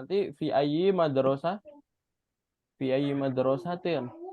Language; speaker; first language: Arabic; non-native, fluent; Indonesian